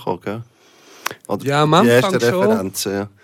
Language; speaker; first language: German; non-native, local second language; French